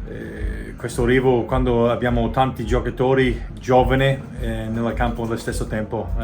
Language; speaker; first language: Italian; non-native, learner; English